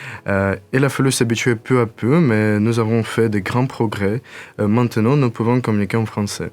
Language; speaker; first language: French; non-native, learner; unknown